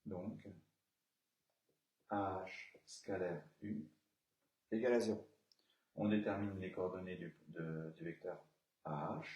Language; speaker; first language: French; native; French